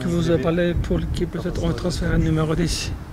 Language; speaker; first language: French; non-native, learner; Turkish